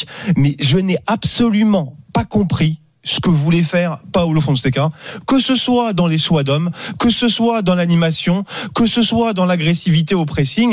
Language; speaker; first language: French; native; French